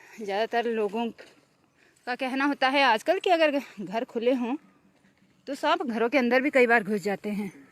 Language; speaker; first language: Hindi; non-native, local second language; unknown